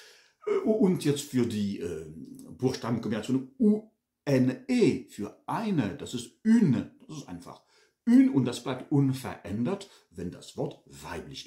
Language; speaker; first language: German; non-native, fluent; French